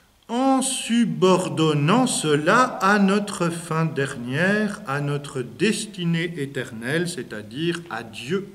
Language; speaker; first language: French; native; French